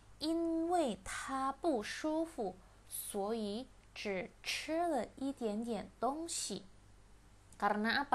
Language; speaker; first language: Chinese; non-native, fluent; Indonesian